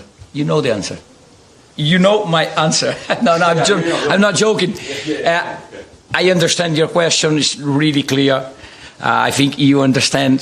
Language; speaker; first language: English; non-native, fluent; Portuguese